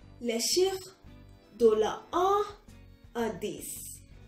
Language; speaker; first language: French; non-native, learner; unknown